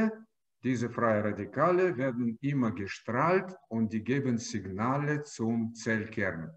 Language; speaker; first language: German; non-native, fluent; Russian